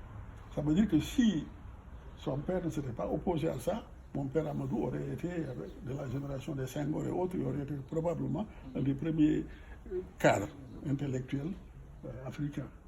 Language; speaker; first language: French; non-native, local second language; Fula